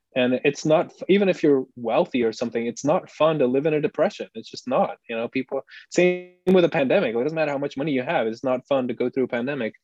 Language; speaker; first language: English; non-native, fluent; Dutch